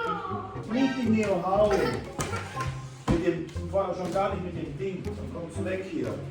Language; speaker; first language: German; native; German